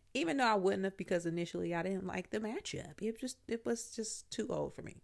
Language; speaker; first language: English; native; English